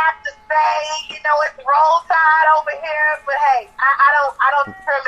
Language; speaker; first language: English; native; English